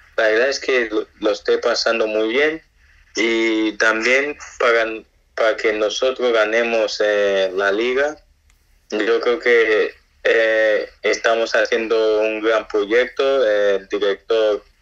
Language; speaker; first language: Spanish; non-native, fluent; Nigerian Pidgin